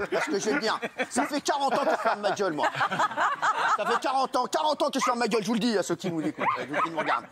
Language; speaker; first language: French; native; French